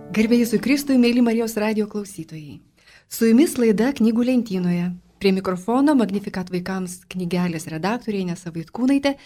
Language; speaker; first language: Lithuanian; native; Lithuanian